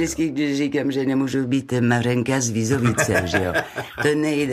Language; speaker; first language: Czech; non-native, fluent; French